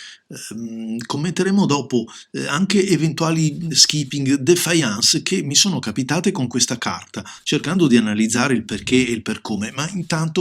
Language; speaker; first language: Italian; native; Italian